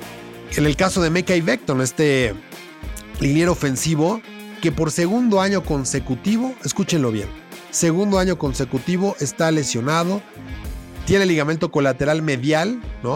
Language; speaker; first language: Spanish; native; Spanish